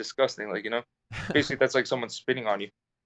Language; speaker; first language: English; native; English